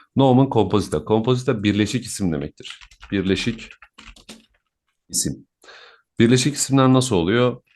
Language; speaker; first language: Turkish; native; Turkish